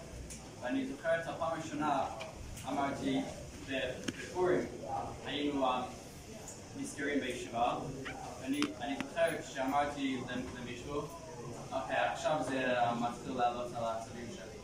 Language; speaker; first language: Hebrew; non-native, fluent; English